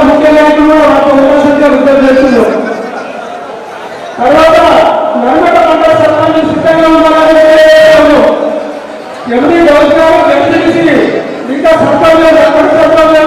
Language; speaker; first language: Telugu; native; Telugu